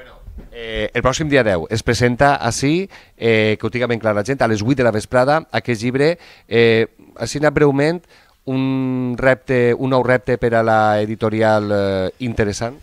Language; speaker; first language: Catalan; native; Catalan